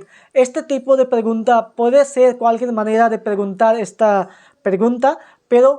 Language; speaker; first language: Spanish; non-native, fluent; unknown